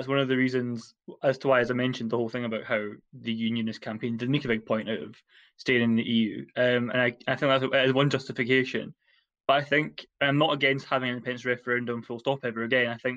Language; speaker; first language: English; native; English